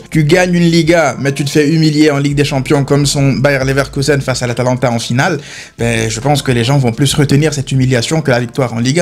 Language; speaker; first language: French; native; French